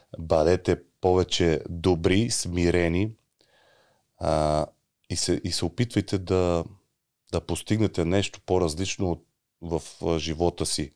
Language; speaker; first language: Bulgarian; native; Bulgarian